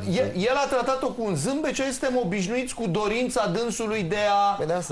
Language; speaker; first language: Romanian; native; Romanian